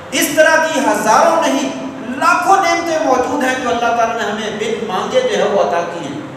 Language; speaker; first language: Urdu; non-native, local second language; Northern Hindko